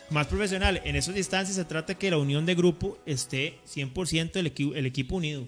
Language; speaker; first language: Spanish; native; Spanish